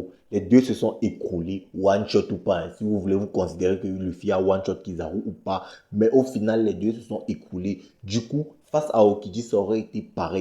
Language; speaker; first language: French; native; French